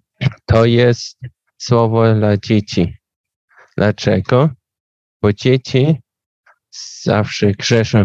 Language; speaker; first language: Polish; non-native, learner; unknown